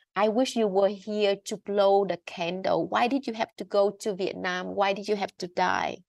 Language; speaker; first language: English; non-native, fluent; Vietnamese